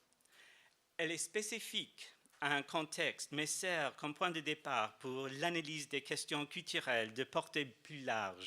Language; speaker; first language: French; non-native, fluent; English